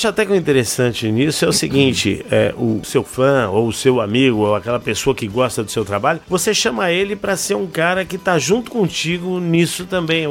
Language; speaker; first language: Portuguese; native; Portuguese